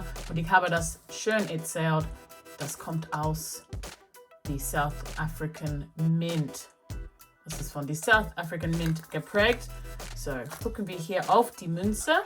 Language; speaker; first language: German; non-native, learner; English